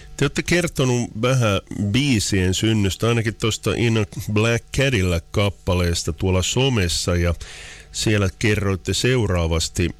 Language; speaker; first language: Finnish; native; Finnish